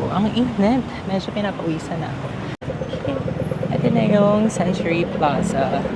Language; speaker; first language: Filipino; native; Filipino